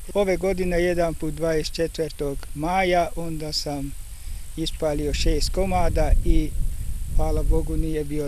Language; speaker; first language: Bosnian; non-native, local second language; Hungarian